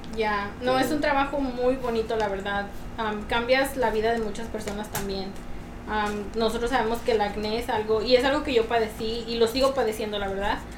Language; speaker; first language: Spanish; native; Spanish